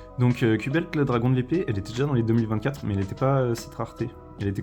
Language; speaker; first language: French; native; French